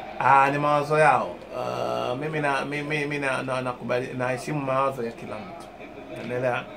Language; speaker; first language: Swahili; native; Swahili